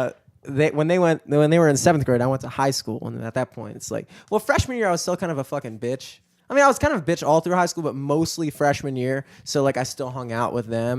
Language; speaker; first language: English; native; English